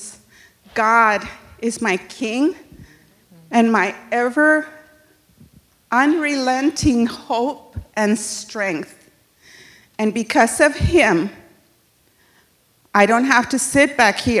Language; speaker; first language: English; early bilingual, other home language; Spanish